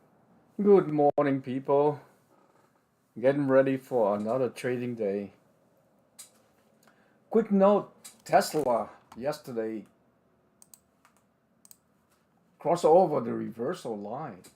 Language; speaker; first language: English; non-native, fluent; Vietnamese